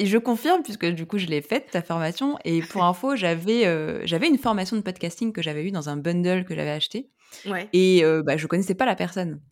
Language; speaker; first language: French; native; French